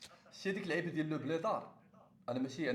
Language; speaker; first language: Arabic; native; Arabic